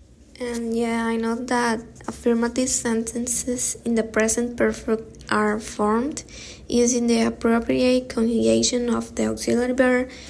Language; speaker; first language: English; non-native, learner; Spanish